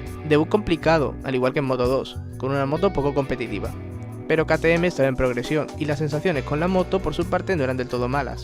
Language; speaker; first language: Spanish; native; Spanish